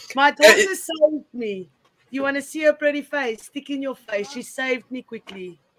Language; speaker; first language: English; non-native, local second language; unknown